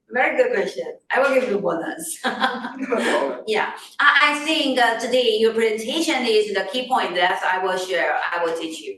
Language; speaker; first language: English; non-native, fluent; Chinese